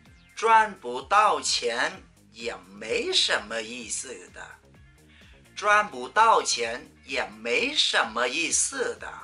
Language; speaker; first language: Chinese; non-native, fluent; Vietnamese